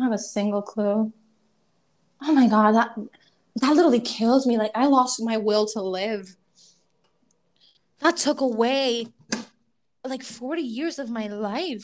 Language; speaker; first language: English; non-native, fluent; Spanish